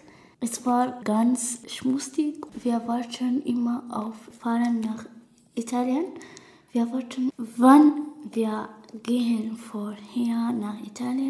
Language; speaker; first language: German; non-native, learner; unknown